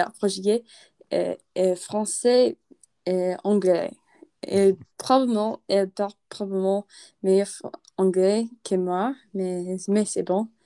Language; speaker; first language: French; non-native, learner; English